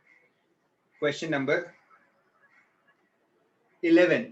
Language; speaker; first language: English; non-native, local second language; Hindi